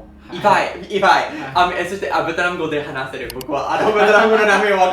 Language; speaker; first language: Japanese; non-native, learner; English